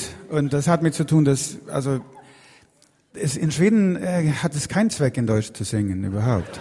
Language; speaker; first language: German; non-native, fluent; Swedish